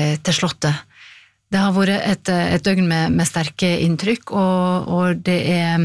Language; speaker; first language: Norwegian; native; Norwegian